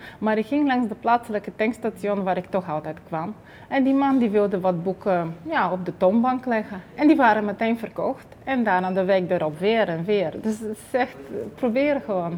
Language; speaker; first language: Dutch; non-native, fluent; Bulgarian